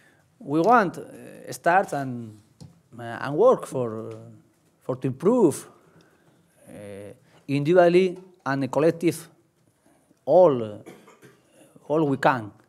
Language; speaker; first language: English; non-native, learner; Spanish